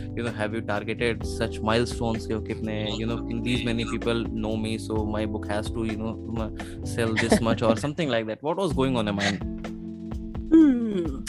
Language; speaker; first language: English; non-native, local second language; Hindi